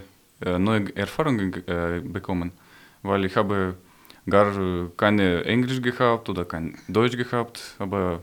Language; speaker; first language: German; non-native, learner; Ukrainian